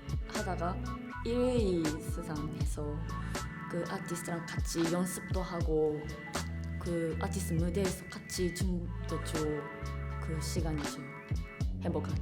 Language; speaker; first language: Korean; non-native, fluent; Japanese